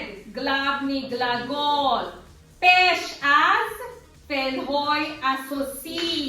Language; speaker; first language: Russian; non-native, learner; Filipino